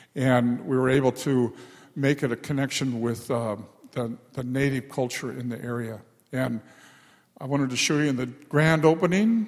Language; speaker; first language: English; native; English